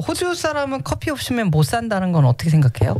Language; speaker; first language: Korean; native; Korean